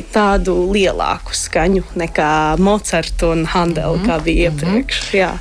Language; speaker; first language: Latvian; early bilingual, heritage; Latvian